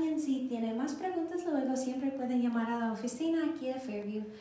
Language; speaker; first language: Spanish; non-native, learner; English